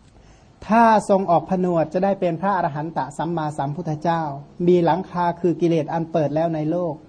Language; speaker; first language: Thai; non-native, local second language; Khmer